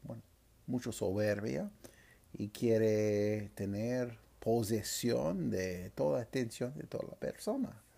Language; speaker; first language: Spanish; non-native, fluent; English